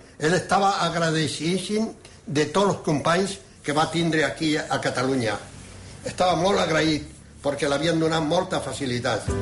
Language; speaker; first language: Catalan; early bilingual, other home language; Spanish